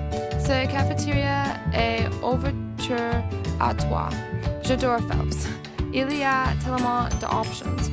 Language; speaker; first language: French; non-native, learner; English